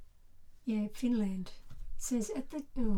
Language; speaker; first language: English; native; English